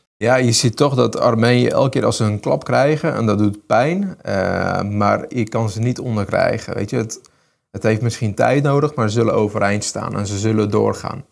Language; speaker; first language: Dutch; early bilingual, other home language; Armenian